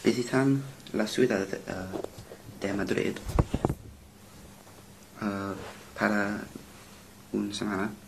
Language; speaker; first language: Spanish; non-native, learner; English